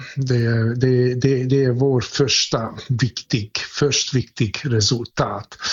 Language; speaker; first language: Swedish; non-native, fluent; Hungarian